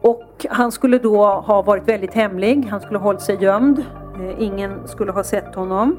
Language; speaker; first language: Swedish; native; Swedish